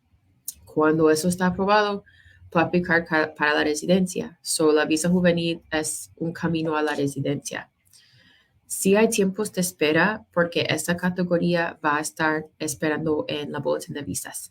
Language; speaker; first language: Spanish; non-native, fluent; English